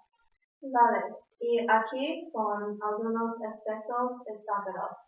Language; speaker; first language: Spanish; non-native, learner; English